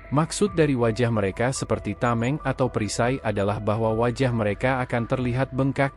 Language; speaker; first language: Indonesian; native; Indonesian